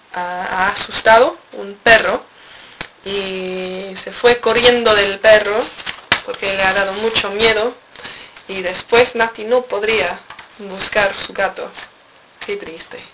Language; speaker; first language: Spanish; non-native, learner; English